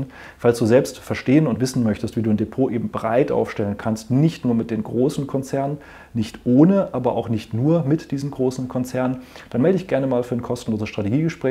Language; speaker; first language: German; native; German